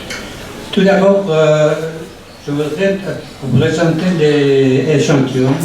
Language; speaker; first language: French; non-native, learner; Persian